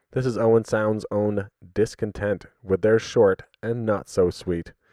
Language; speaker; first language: English; native; English